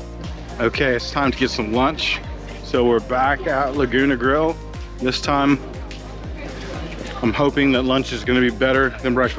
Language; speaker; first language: English; native; English